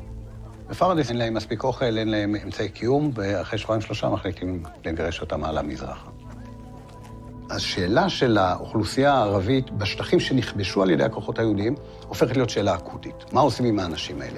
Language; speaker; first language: Hebrew; native; Hebrew